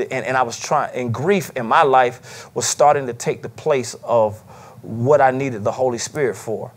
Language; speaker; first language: English; native; English